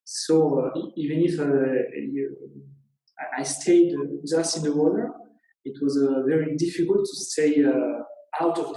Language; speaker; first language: English; non-native, learner; Italian